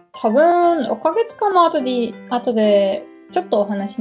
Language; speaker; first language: Japanese; non-native, learner; German